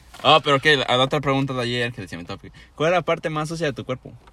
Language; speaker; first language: Spanish; early bilingual, heritage; Spanish